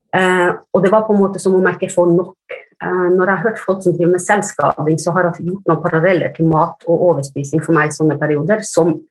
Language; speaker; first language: Norwegian; early bilingual, other home language; Finnish